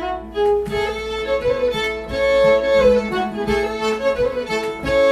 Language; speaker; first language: French; non-native, fluent; English